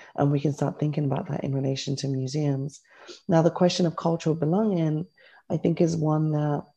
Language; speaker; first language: English; native; English